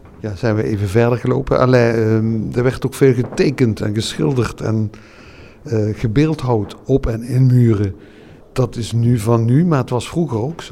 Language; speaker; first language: Dutch; native; Dutch